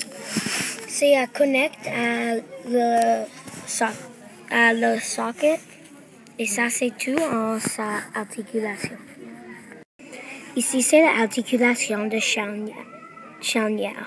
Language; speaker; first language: French; non-native, learner; English